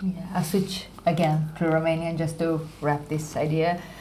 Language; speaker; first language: English; non-native, fluent; Romanian